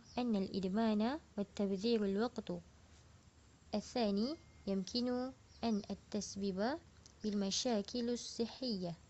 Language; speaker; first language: Arabic; non-native, learner; Malay